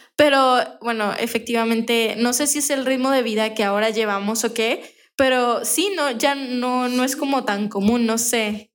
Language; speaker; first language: Spanish; native; Spanish